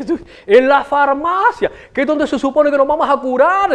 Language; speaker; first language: Spanish; native; Spanish